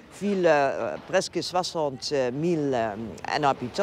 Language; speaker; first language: French; non-native, fluent; Dutch